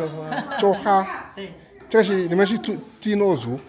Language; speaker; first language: Chinese; non-native, learner; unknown